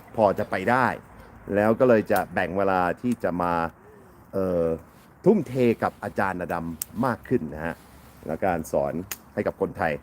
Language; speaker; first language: Thai; non-native, fluent; English